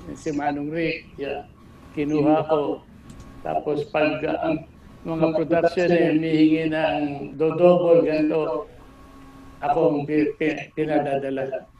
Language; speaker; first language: Filipino; native; Filipino